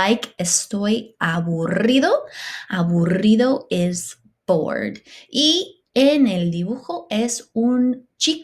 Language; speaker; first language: Spanish; non-native, fluent; English